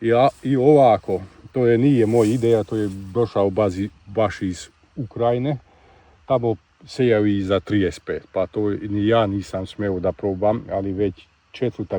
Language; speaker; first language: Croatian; non-native, local second language; Hungarian